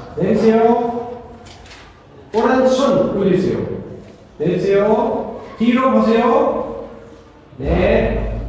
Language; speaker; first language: Korean; non-native, fluent; Urdu